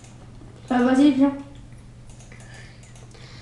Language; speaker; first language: French; native; French